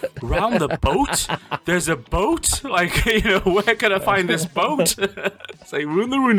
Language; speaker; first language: English; native; English